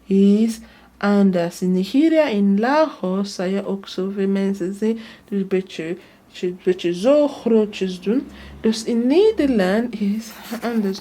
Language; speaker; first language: Dutch; non-native, learner; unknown